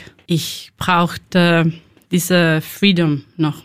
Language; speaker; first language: German; non-native, learner; Spanish